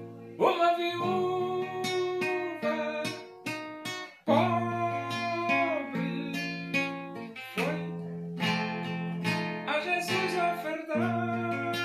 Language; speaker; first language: Portuguese; native; Portuguese